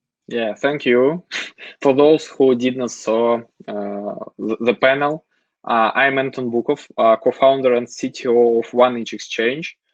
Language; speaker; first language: English; non-native, fluent; Russian